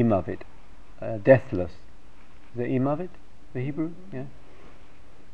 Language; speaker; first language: Hebrew; non-native, fluent; English